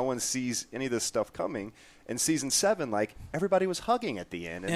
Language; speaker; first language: English; native; English